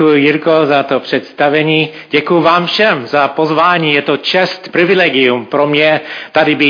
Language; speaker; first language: Czech; non-native, fluent; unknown